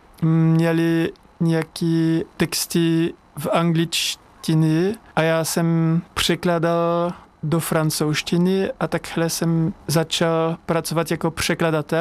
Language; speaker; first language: Czech; non-native, learner; French